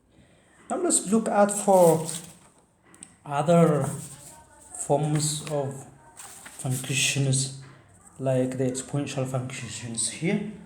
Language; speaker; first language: English; non-native, fluent; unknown